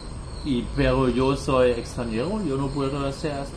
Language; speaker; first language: Spanish; non-native, learner; German